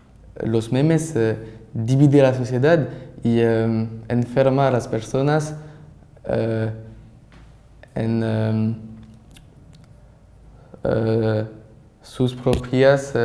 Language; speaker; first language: Spanish; non-native, learner; French